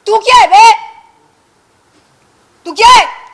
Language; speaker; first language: Hindi; native; Hindi